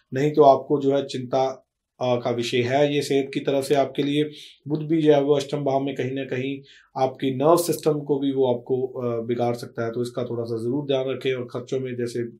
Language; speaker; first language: Hindi; native; Hindi